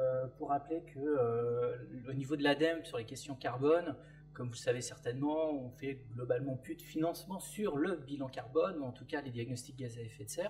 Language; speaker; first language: French; native; French